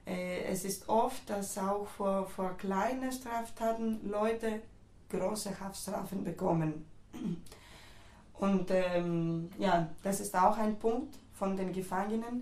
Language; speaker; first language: German; non-native, fluent; Greek